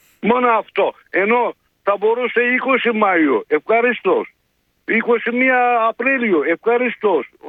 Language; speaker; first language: Greek; non-native, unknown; Turkish